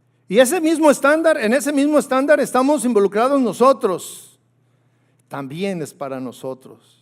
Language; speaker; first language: Spanish; native; Spanish